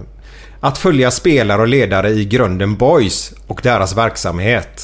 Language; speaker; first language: Swedish; native; Swedish